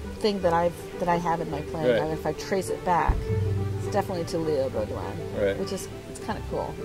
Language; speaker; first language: English; native; English